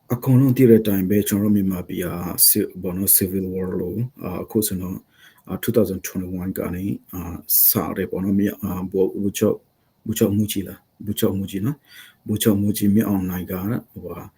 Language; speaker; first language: Burmese; non-native, local second language; Hakha Chin